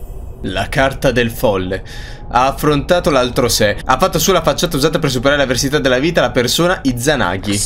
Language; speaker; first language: Italian; native; Italian